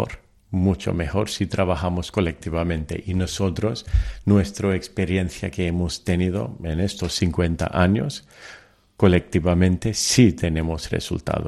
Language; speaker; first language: Spanish; early bilingual, heritage; Telugu